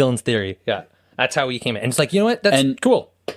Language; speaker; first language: English; native; English